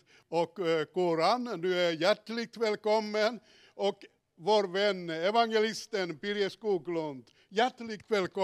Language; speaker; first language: Swedish; non-native, fluent; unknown